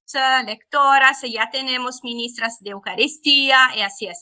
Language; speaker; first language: Spanish; non-native, fluent; Italian